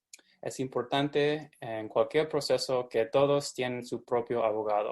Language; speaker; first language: Spanish; non-native, fluent; English